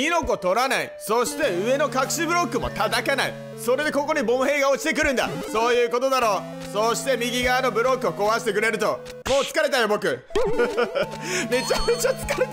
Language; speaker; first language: Japanese; native; Japanese